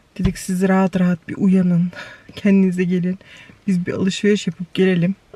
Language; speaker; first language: Turkish; early bilingual, heritage; Turkish